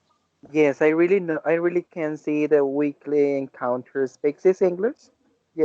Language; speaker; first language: English; non-native, learner; Spanish